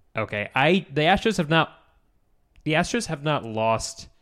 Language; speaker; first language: English; native; English